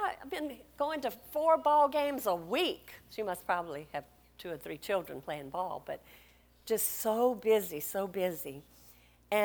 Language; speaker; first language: English; native; English